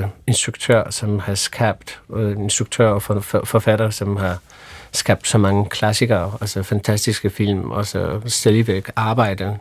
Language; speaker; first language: Danish; non-native, fluent; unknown